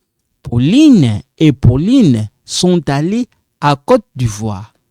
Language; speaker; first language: French; non-native, local second language; Lingala